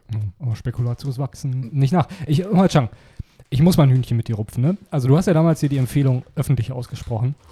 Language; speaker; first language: German; native; German